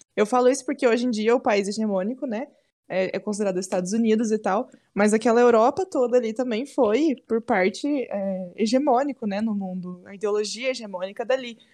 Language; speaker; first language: Portuguese; native; Portuguese